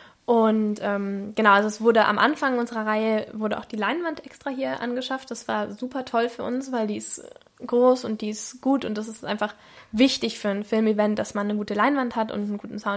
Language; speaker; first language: German; native; German